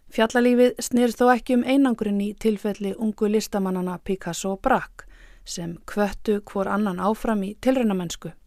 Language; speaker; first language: Icelandic; native; Icelandic